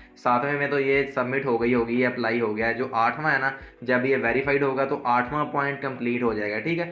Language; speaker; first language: Urdu; non-native, local second language; Punjabi